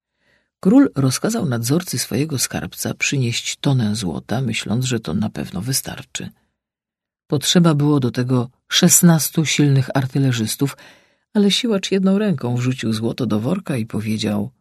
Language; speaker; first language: Polish; native; Polish